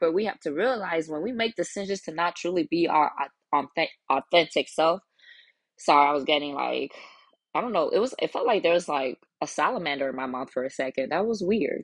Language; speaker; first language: English; early bilingual, other home language; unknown